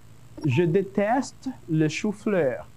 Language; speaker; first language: French; non-native, fluent; Spanish